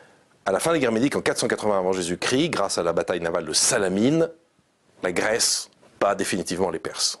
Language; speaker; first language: French; native; French